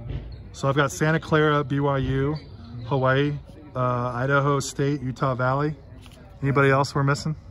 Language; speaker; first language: English; native; English